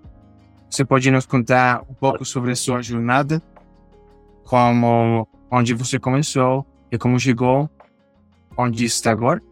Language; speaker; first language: Portuguese; non-native, fluent; Spanish